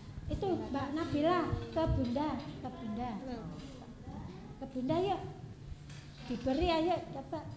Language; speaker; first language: Indonesian; native; Indonesian